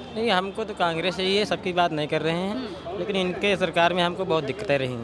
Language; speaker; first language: Hindi; native; Hindi